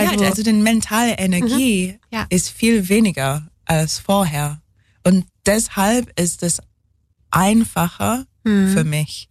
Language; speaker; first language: German; non-native, fluent; English